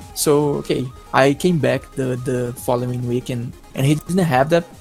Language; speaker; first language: English; non-native, fluent; Portuguese